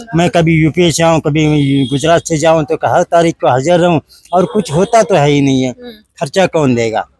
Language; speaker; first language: Hindi; non-native, local second language; Marathi